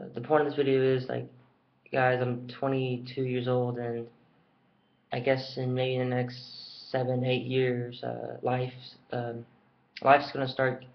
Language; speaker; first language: English; native; English